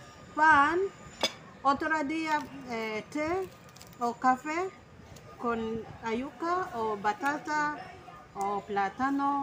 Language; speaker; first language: Spanish; non-native, learner; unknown